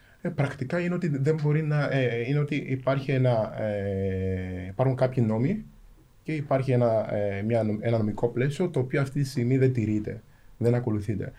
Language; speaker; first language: Greek; early bilingual, other home language; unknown